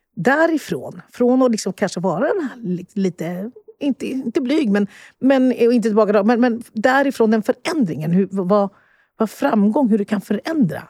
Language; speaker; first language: Swedish; early bilingual, other home language; Spanish